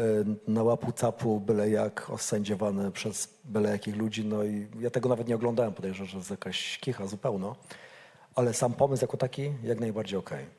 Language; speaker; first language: Polish; native; Polish